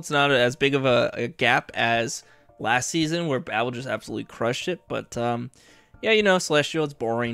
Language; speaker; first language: English; native; English